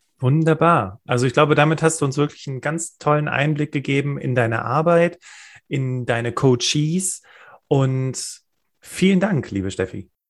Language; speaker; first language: German; native; German